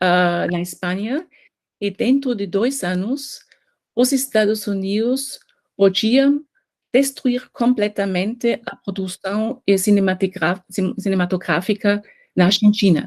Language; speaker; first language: Portuguese; non-native, fluent; German